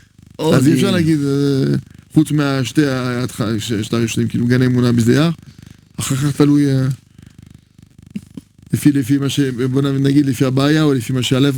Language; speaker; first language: Hebrew; non-native, fluent; French